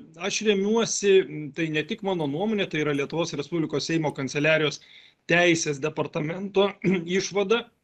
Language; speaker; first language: Lithuanian; native; Lithuanian